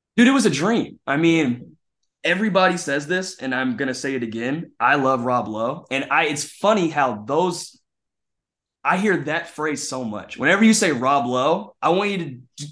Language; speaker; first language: English; native; English